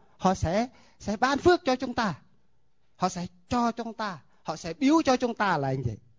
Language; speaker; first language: Vietnamese; non-native, local second language; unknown